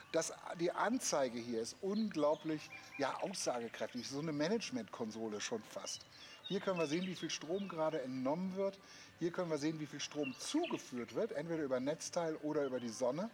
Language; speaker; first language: German; native; German